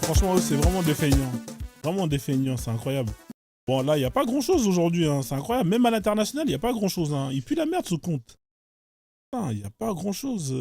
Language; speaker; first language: French; native; French